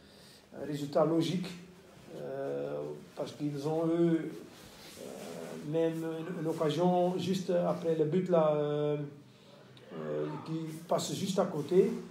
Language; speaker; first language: French; non-native, local second language; Dutch